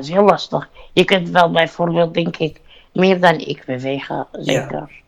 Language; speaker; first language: Dutch; non-native, learner; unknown